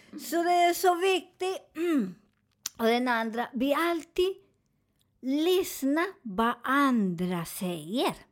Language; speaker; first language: Swedish; non-native, learner; Spanish